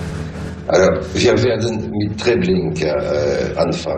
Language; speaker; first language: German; non-native, fluent; French